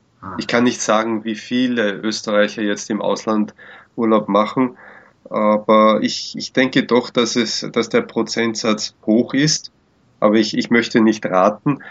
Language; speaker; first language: German; native; German